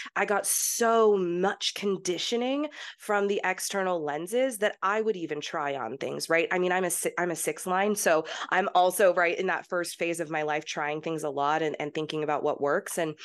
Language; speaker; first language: English; early bilingual, heritage; English